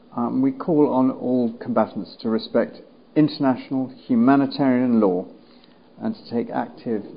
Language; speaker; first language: English; native; English